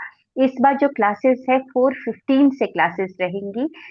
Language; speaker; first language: Hindi; native; Hindi